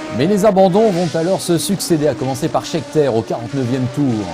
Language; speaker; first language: French; native; French